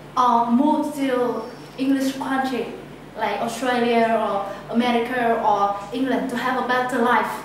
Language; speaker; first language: English; non-native, learner; Vietnamese